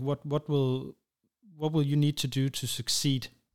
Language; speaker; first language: English; non-native, fluent; Danish